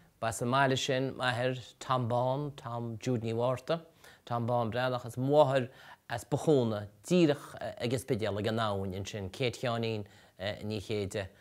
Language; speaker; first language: Irish; native; Irish